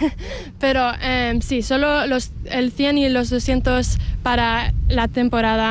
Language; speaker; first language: Spanish; early bilingual, heritage; Spanish